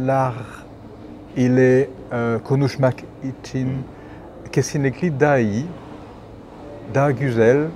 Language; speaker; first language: Turkish; non-native, learner; French